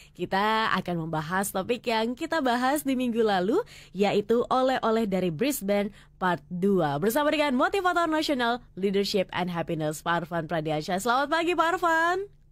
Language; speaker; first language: Indonesian; native; Indonesian